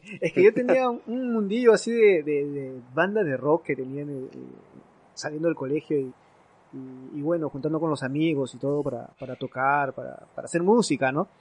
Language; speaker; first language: Spanish; native; Spanish